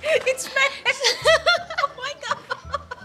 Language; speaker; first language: English; non-native, fluent; Dutch